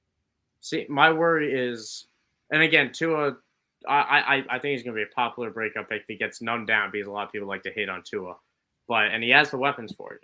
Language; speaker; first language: English; native; English